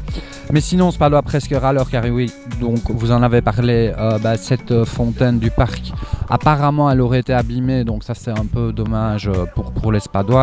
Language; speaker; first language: French; native; French